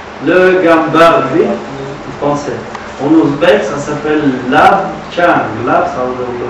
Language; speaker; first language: French; non-native, learner; Uzbek